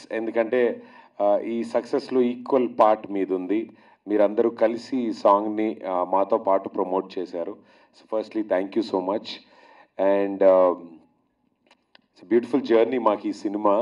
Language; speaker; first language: Telugu; native; Telugu